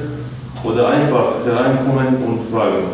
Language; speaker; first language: German; non-native, fluent; Arabic